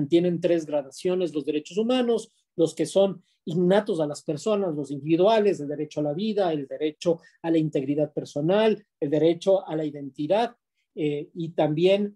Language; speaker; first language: Spanish; native; Spanish